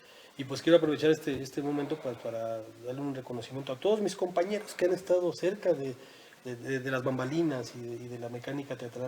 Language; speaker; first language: Spanish; native; Spanish